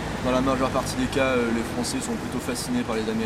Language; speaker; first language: French; native; French